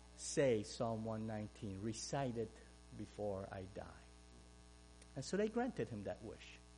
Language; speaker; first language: English; non-native, fluent; Romanian